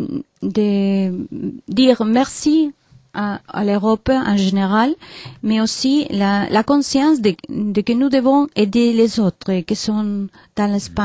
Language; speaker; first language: French; non-native, learner; Spanish